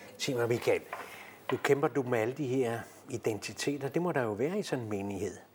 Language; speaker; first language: Danish; native; Danish